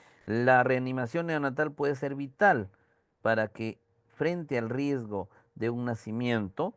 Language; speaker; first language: Spanish; native; Spanish